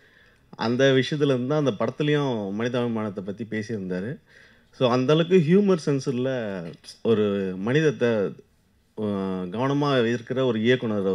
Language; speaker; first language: Tamil; native; Tamil